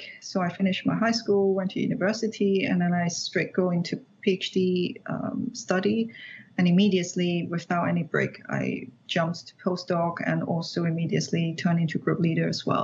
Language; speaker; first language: English; non-native, local second language; Cantonese